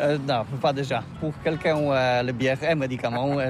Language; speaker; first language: French; non-native, learner; Polish